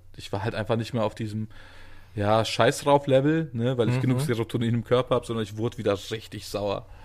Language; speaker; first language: German; native; German